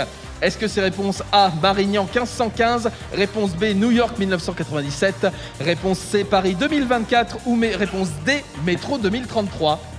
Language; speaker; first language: French; native; French